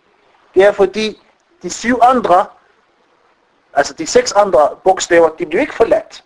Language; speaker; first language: Danish; non-native, fluent; Arabic